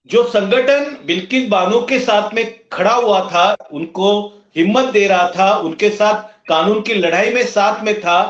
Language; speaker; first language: Hindi; non-native, local second language; Marathi